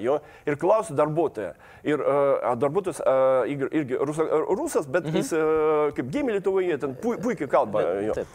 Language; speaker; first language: Lithuanian; non-native, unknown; Russian